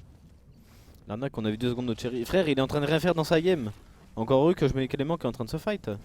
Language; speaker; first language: French; native; French